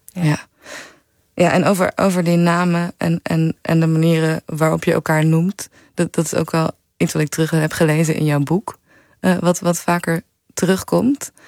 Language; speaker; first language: Dutch; native; Dutch